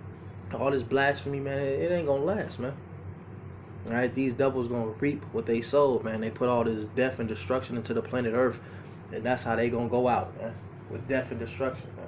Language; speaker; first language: English; native; English